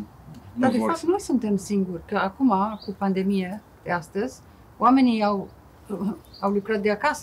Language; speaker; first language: Romanian; non-native, fluent; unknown